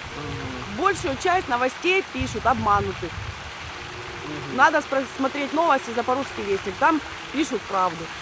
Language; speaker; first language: Russian; native; Russian